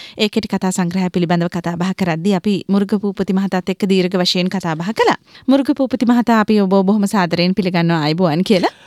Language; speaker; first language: Sinhala; native; Sinhala